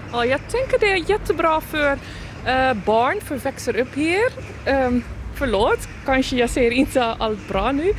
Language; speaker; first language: Swedish; non-native, learner; Dutch